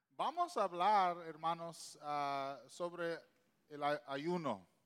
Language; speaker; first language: Spanish; non-native, local second language; English